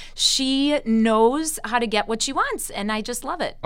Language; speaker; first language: English; early bilingual, other home language; Italian